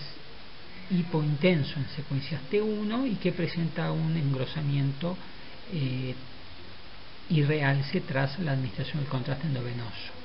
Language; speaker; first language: Spanish; native; Spanish